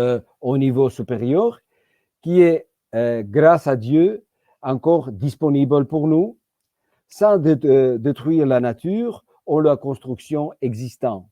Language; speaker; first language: French; non-native, fluent; Georgian